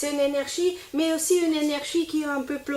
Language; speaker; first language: French; non-native, learner; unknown